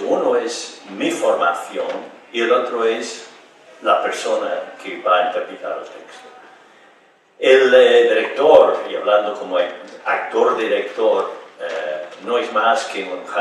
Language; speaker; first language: Spanish; non-native, fluent; English